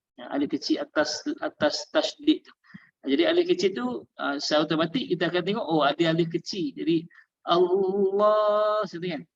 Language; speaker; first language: Malay; native; Malay